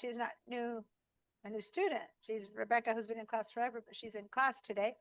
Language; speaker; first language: English; native; English